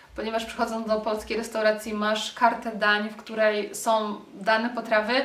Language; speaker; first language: Polish; native; Polish